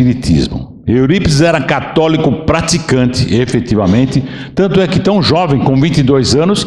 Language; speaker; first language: Portuguese; native; Portuguese